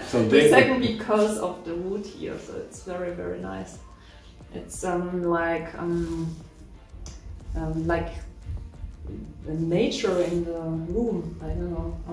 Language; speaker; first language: English; non-native, learner; German